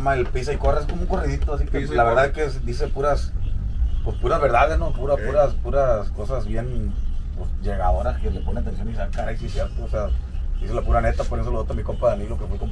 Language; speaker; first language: Spanish; native; Spanish